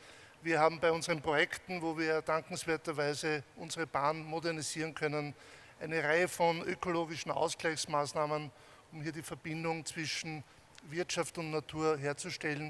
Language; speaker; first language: German; native; German